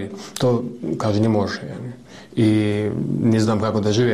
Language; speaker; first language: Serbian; non-native, learner; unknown